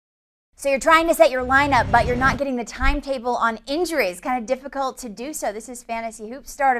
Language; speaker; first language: English; native; English